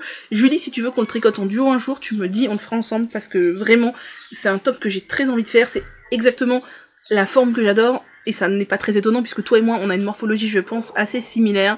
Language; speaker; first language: French; native; French